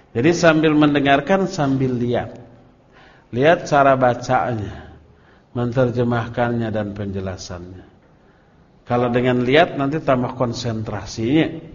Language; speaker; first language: Indonesian; non-native, local second language; Sundanese